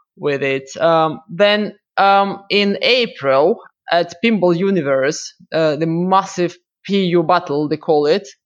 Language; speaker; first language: English; non-native, fluent; Russian